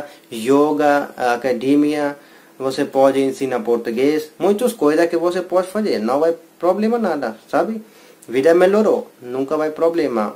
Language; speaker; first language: Portuguese; non-native, learner; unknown